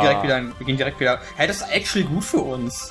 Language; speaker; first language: German; native; German